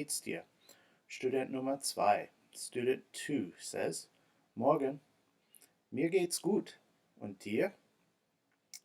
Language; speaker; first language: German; non-native, fluent; English